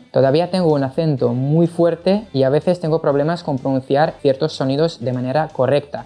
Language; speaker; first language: Spanish; non-native, fluent; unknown